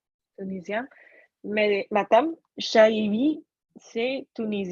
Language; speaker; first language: French; non-native, learner; Chinese